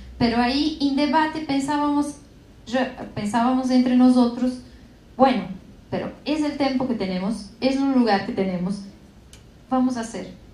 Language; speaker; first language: Spanish; non-native, fluent; Portuguese